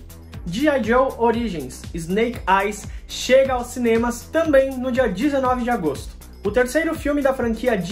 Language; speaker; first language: Portuguese; native; Portuguese